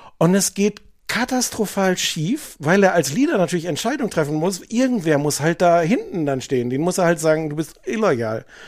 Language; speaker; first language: German; native; German